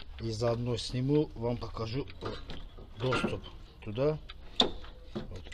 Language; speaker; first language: Russian; non-native, fluent; Azerbaijani